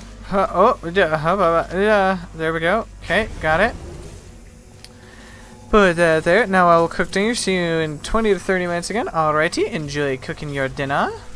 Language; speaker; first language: English; native; English